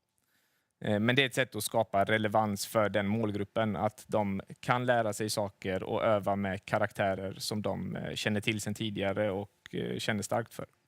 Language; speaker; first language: Swedish; native; Swedish